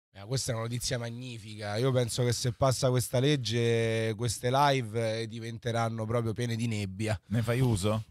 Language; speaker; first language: Italian; native; Italian